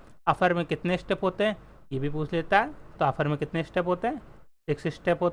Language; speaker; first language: Hindi; native; Hindi